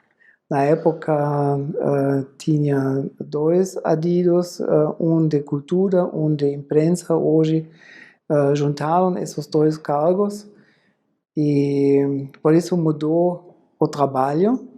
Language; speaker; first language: Portuguese; non-native, fluent; German